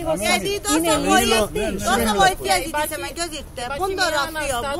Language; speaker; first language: Greek; non-native, learner; Turkish